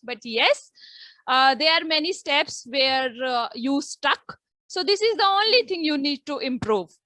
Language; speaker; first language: English; non-native, local second language; Hindi